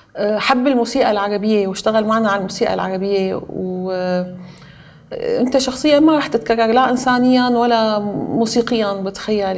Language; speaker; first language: Arabic; native; Arabic